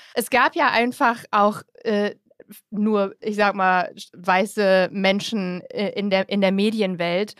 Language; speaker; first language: German; native; German